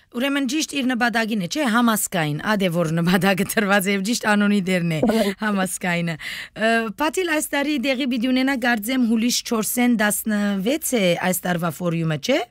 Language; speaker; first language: Armenian; early bilingual, heritage; Armenian